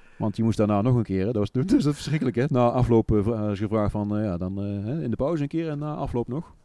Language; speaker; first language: Dutch; native; Dutch